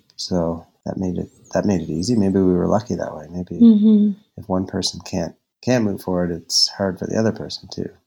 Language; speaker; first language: English; native; English